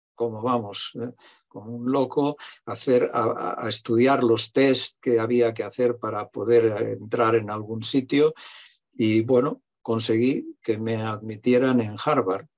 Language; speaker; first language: Spanish; native; Spanish